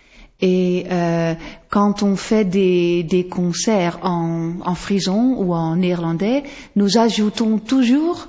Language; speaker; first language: French; non-native, fluent; Western Frisian